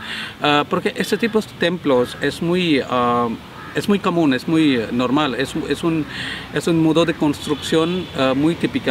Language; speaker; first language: Spanish; non-native, learner; Malayalam